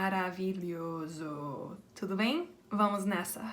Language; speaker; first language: Portuguese; non-native, fluent; English